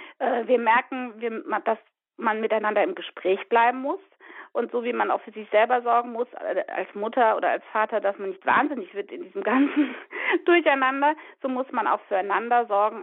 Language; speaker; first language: German; native; German